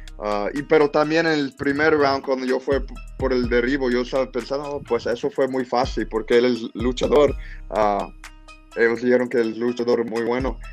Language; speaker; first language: Spanish; early bilingual, heritage; English